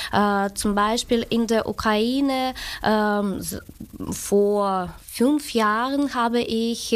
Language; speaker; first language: German; non-native, fluent; Ukrainian